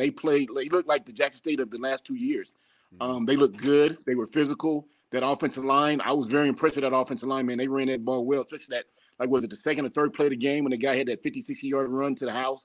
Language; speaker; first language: English; native; English